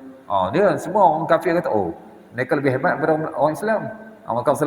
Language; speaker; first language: Malay; native; Malay